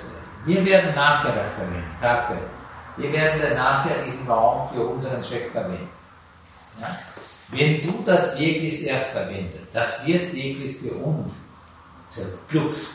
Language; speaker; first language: German; non-native, learner; Sinhala